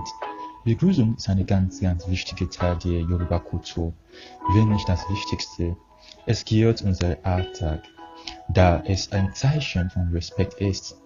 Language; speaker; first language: German; non-native, fluent; Yoruba